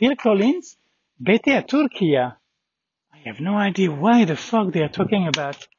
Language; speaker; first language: English; non-native, fluent; French